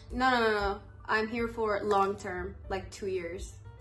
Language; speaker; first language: English; non-native, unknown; Persian